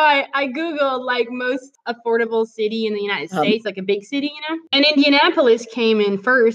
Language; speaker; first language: English; non-native, fluent; French